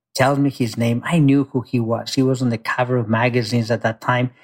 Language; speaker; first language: English; early bilingual, other home language; Spanish